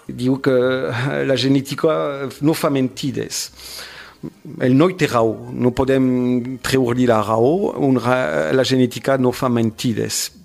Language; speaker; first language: Catalan; non-native, fluent; French